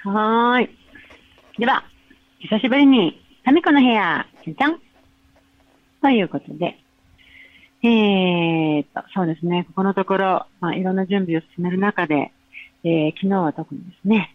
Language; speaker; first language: Japanese; native; Japanese